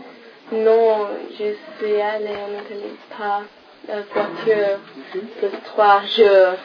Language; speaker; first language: French; non-native, learner; English